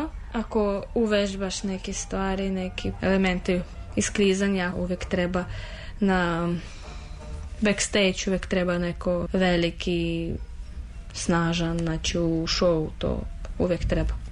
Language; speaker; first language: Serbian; non-native, fluent; Russian